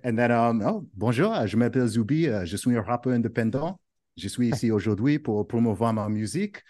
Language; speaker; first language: French; non-native, learner; English